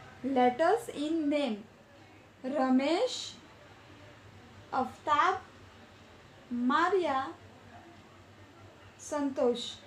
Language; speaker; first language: English; non-native, local second language; Gujarati